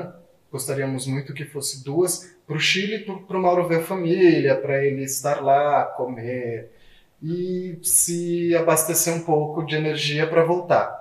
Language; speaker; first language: Portuguese; native; Portuguese